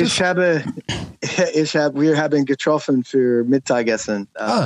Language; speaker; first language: German; non-native, learner; English